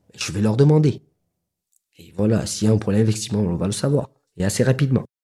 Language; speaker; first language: French; non-native, local second language; Morisyen